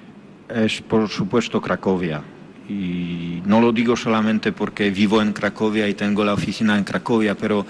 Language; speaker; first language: Spanish; non-native, fluent; Polish